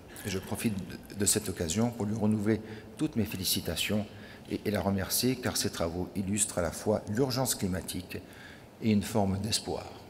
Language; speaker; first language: French; native; French